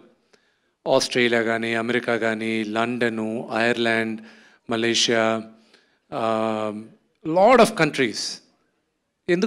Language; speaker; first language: Telugu; native; Telugu